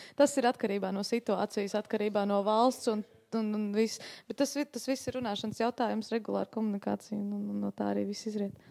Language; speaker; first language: Latvian; native; Latvian